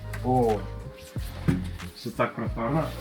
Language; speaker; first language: Russian; native; Russian